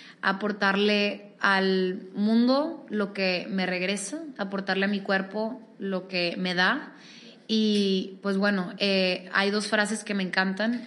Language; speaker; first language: Spanish; native; Spanish